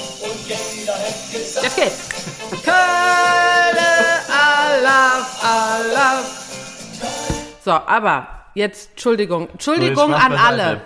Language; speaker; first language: German; native; German